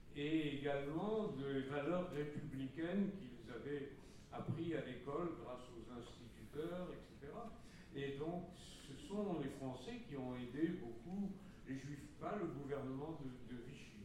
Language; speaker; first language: French; native; French